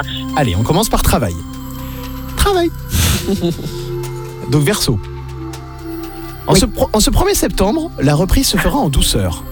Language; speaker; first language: French; native; French